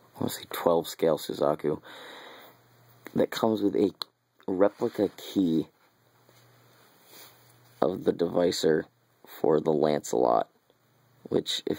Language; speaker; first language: English; native; English